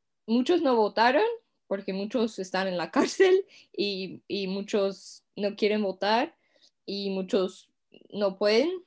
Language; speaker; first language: Spanish; non-native, fluent; English